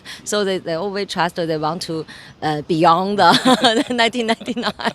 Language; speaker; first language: English; non-native, learner; Chinese